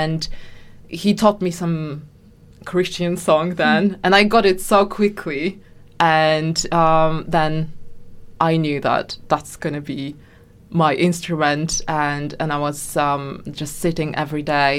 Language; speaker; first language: English; non-native, fluent; Polish